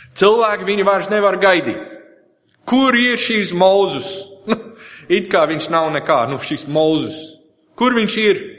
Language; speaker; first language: Latvian; non-native, fluent; English